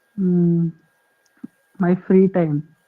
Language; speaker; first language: English; non-native, learner; Telugu